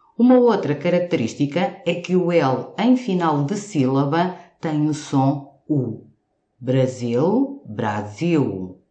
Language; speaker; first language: Portuguese; native; Portuguese